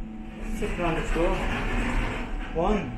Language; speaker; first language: English; non-native, learner; Korean